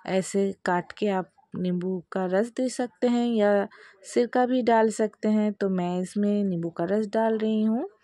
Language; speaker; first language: Hindi; non-native, local second language; Bangla